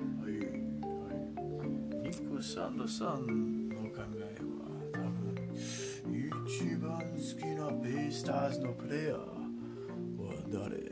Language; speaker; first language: Japanese; non-native, learner; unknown